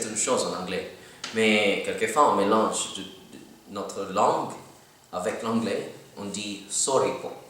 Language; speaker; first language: French; non-native, learner; Filipino